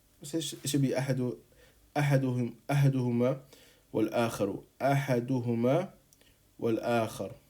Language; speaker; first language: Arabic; non-native, fluent; English